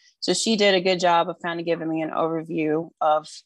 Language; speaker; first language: English; native; English